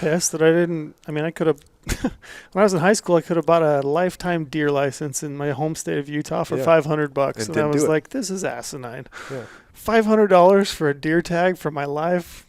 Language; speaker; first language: English; native; English